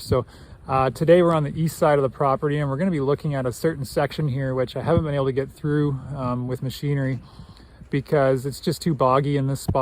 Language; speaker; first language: English; native; English